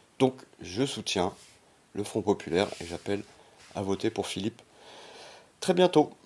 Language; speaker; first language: French; native; French